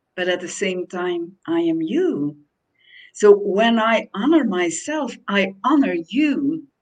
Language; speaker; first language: English; non-native, fluent; Dutch